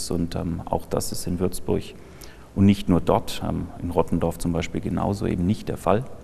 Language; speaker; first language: German; native; German